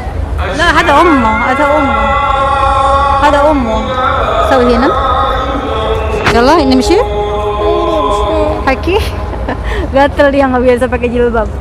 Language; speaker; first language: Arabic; non-native, local second language; Indonesian